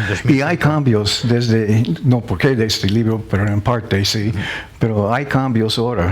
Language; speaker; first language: Spanish; non-native, learner; English